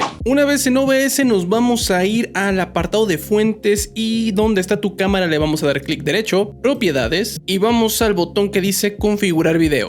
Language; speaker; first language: Spanish; native; Spanish